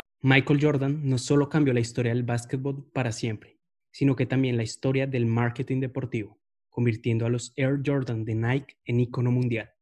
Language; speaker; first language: Spanish; native; Spanish